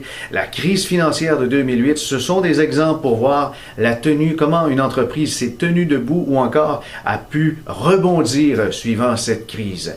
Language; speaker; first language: French; native; French